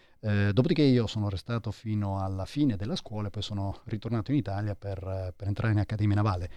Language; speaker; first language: Italian; early bilingual, heritage; Italian